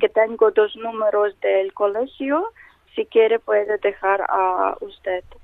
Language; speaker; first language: Spanish; non-native, learner; Ukrainian